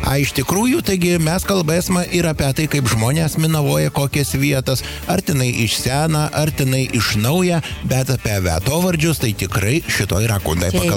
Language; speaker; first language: Lithuanian; native; Lithuanian